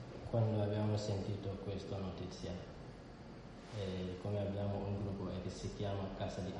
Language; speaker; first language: Italian; non-native, learner; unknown